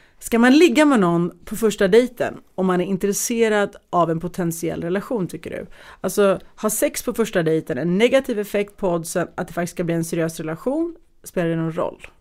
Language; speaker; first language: Swedish; early bilingual, other home language; Russian